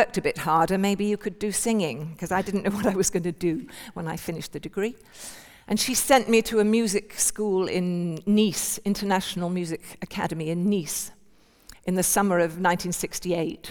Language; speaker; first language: English; native; English